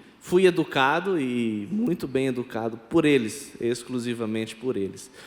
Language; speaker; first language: Portuguese; non-native, local second language; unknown